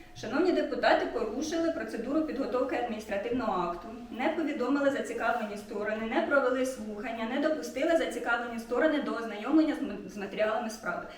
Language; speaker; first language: Ukrainian; native; Ukrainian